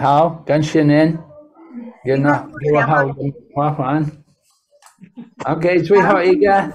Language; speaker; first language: Chinese; non-native, learner; English